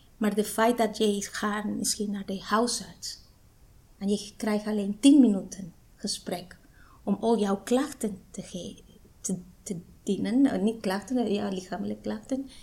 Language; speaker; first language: Dutch; non-native, fluent; Spanish